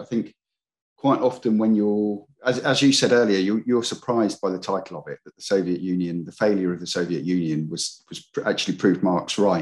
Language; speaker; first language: English; native; English